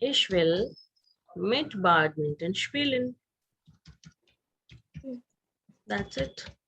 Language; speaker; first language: German; non-native, fluent; Hindi